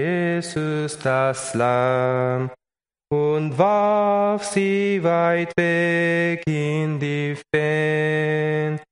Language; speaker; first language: German; non-native, learner; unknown